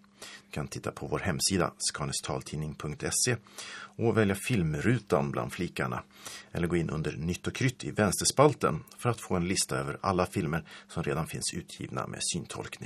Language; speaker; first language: Swedish; native; Swedish